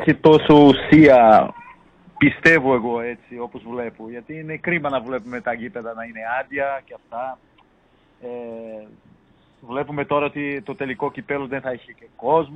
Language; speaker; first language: Greek; non-native, fluent; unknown